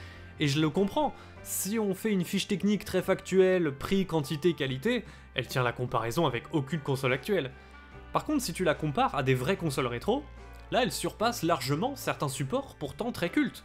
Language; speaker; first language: French; native; French